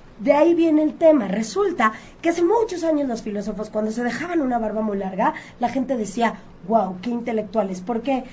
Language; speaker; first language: Spanish; native; Spanish